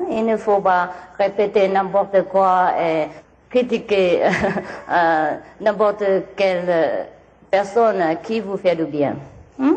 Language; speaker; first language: French; non-native, learner; Vietnamese